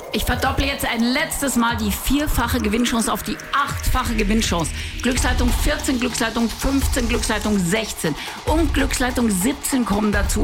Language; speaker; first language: German; native; German